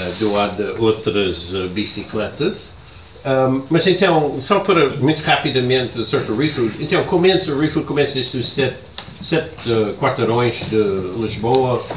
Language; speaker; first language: Portuguese; non-native, learner; English